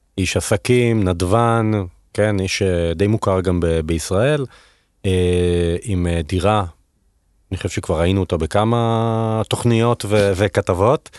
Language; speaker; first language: Hebrew; native; Hebrew